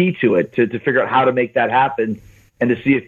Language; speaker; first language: English; native; English